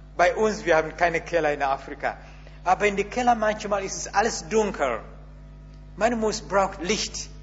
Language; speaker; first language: German; non-native, learner; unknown